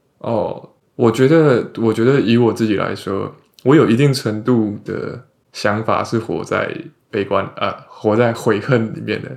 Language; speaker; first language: Chinese; native; Chinese